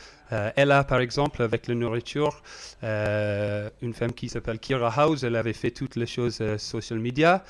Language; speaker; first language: French; non-native, learner; English